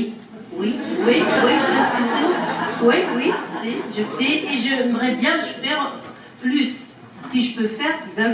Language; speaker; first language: French; non-native, learner; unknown